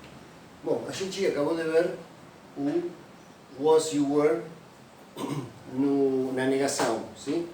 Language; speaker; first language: Portuguese; non-native, fluent; Spanish